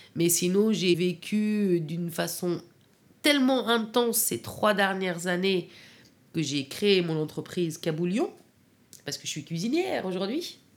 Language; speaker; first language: French; non-native, fluent; Persian